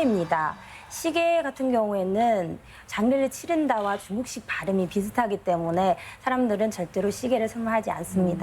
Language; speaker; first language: Korean; non-native, fluent; Chinese